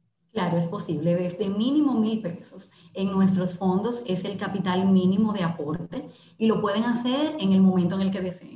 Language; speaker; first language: Spanish; native; Spanish